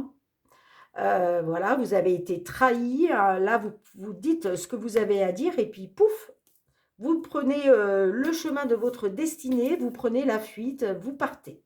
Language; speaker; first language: French; native; French